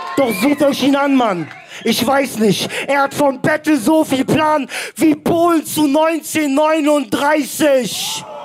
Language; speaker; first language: German; early bilingual, other home language; Greek